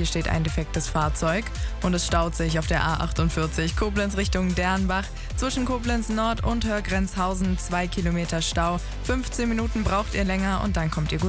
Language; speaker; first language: German; native; German